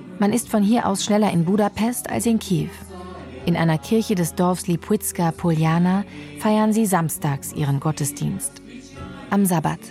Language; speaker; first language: German; native; German